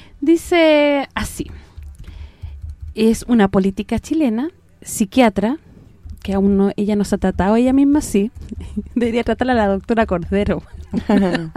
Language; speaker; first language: Spanish; native; Spanish